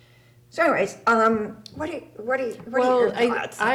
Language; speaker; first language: English; native; English